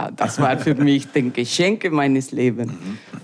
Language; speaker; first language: German; non-native, learner; Spanish